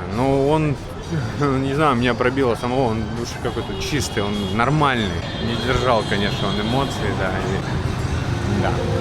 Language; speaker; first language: Russian; native; Russian